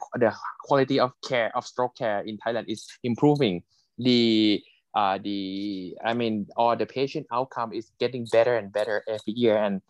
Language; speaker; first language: English; non-native, fluent; Thai